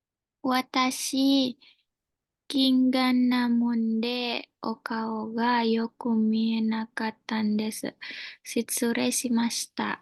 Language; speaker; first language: Japanese; non-native, learner; Indonesian